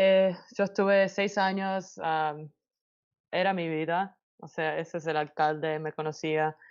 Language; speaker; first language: Spanish; early bilingual, heritage; Spanish